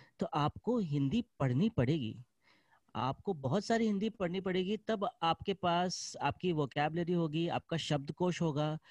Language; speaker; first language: Hindi; native; Hindi